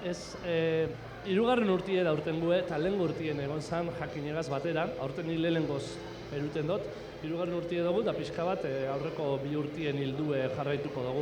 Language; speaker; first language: Basque; native; Basque